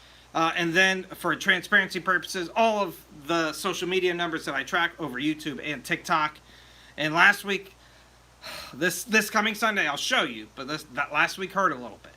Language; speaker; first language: English; native; English